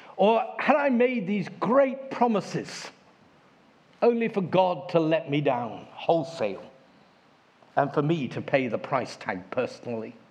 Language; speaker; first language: English; native; English